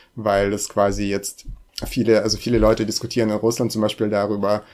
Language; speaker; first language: German; early bilingual, other home language; Russian